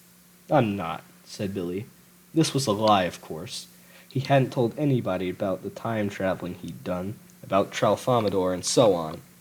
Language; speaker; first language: English; native; English